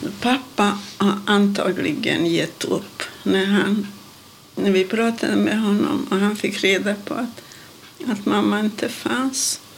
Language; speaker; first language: Swedish; non-native, fluent; Hungarian